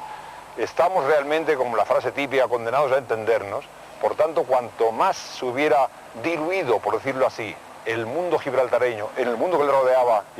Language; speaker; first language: Spanish; native; Spanish